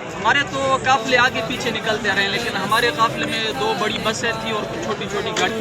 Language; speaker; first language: Urdu; non-native, local second language; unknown